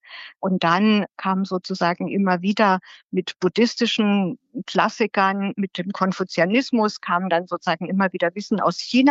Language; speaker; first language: German; native; German